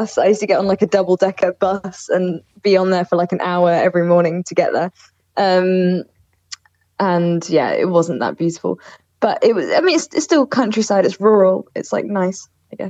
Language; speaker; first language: English; native; English